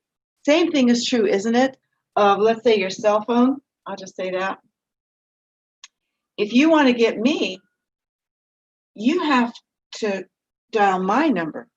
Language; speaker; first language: English; native; English